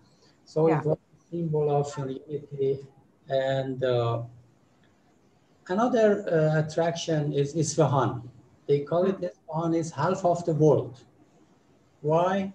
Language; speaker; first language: English; non-native, fluent; Persian